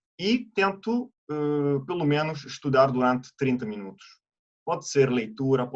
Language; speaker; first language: Portuguese; non-native, fluent; Italian